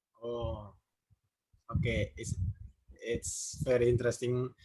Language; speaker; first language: English; non-native, learner; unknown